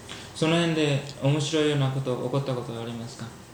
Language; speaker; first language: Japanese; early bilingual, heritage; Japanese